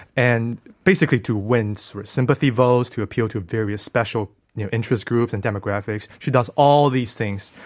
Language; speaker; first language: English; non-native, fluent; Chinese